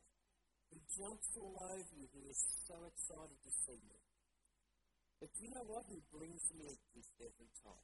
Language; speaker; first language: English; native; English